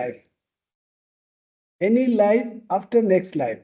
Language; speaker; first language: English; non-native, fluent; Tibetan